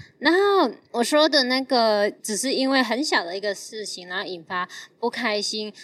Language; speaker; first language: Chinese; non-native, fluent; Cantonese